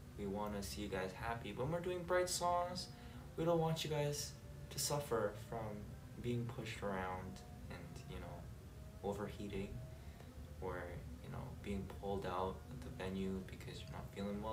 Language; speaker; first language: English; early bilingual, other home language; Korean